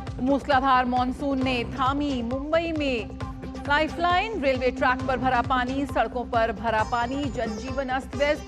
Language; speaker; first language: Hindi; native; Hindi